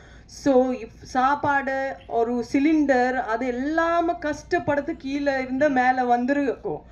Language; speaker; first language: Tamil; non-native, fluent; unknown